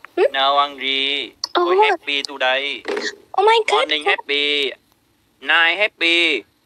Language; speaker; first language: English; non-native, learner; Vietnamese